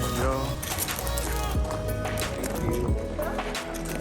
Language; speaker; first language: English; non-native, learner; Indonesian